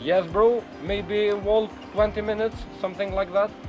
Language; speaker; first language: English; non-native, learner; Albanian